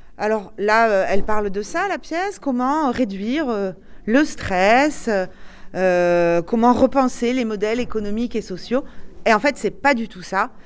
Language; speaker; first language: French; native; French